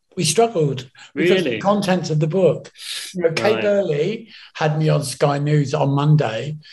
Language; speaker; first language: English; native; English